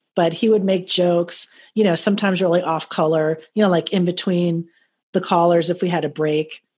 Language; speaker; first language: English; native; English